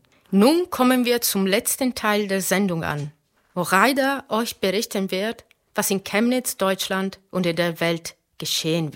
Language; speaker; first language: German; non-native, fluent; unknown